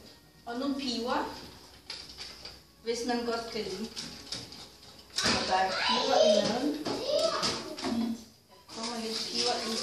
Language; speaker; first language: Danish; non-native, fluent; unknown